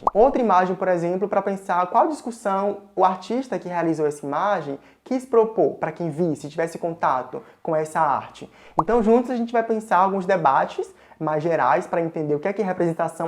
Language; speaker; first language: Portuguese; native; Portuguese